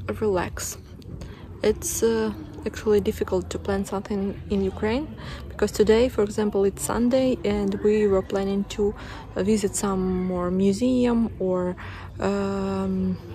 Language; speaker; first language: English; non-native, fluent; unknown